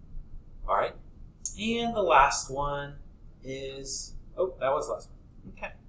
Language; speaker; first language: English; native; English